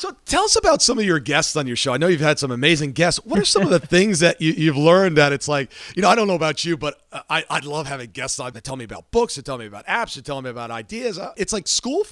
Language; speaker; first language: English; native; English